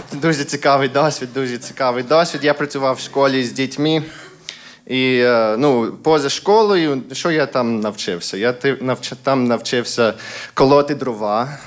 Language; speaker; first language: Ukrainian; non-native, fluent; English